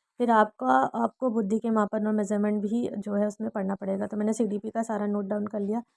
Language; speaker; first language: Hindi; native; Hindi